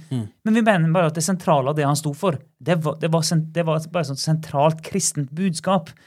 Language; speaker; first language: Norwegian; native; Norwegian